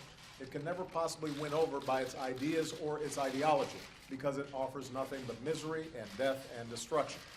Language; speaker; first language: English; native; English